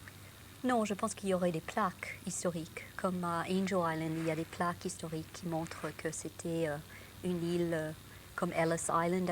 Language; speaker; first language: French; non-native, local second language; English